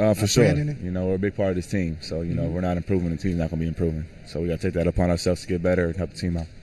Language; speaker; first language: English; native; English